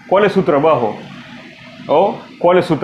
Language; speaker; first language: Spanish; non-native, fluent; Swahili